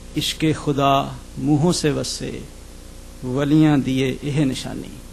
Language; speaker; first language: Urdu; native; Urdu